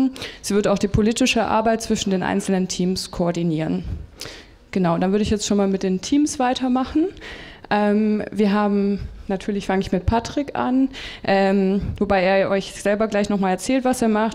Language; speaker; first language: German; native; German